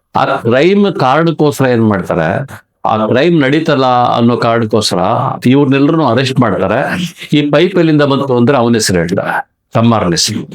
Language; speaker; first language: Kannada; native; Kannada